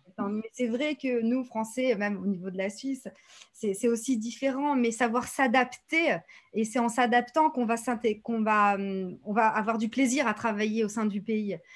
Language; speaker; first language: French; native; French